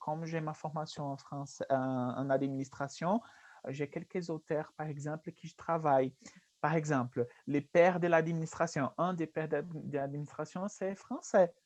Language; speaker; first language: French; non-native, fluent; Portuguese